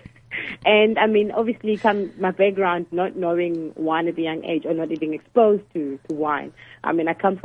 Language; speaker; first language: English; non-native, local second language; Zulu